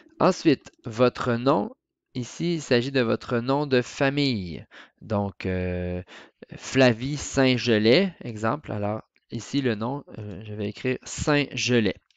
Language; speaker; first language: French; native; French